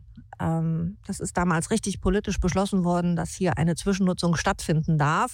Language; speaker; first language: German; native; German